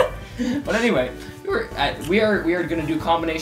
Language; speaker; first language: English; native; English